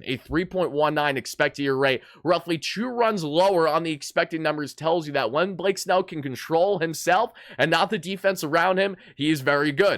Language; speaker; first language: English; native; English